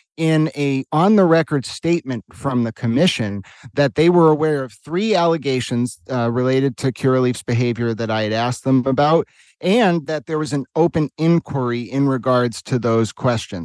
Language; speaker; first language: English; native; English